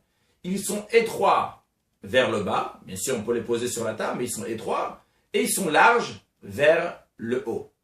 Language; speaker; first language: French; native; French